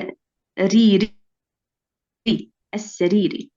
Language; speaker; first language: Arabic; non-native, learner; Bosnian